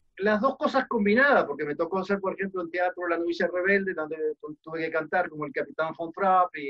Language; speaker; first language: Spanish; early bilingual, other home language; Dutch